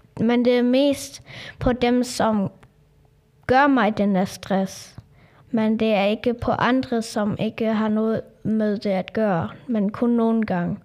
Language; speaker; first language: Danish; non-native, local second language; German